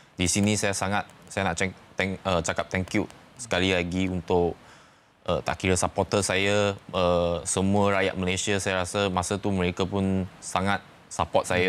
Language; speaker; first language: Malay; non-native, local second language; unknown